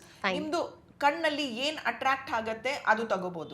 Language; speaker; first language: Kannada; non-native, local second language; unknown